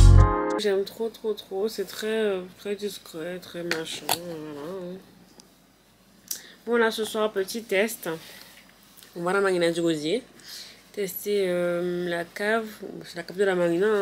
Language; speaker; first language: French; native; French